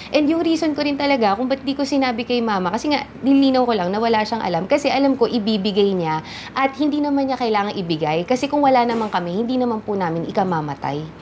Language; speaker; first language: Filipino; native; Filipino